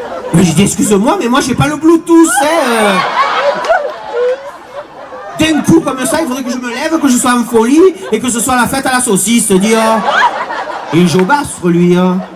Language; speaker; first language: French; native; French